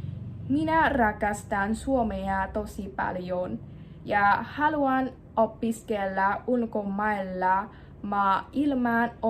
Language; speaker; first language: Finnish; non-native, learner; Vietnamese